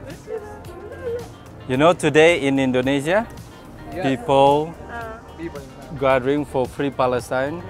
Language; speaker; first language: English; non-native, fluent; Indonesian